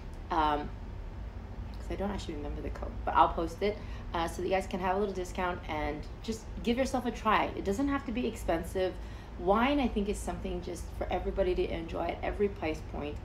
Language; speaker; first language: English; early bilingual, other home language; Chinese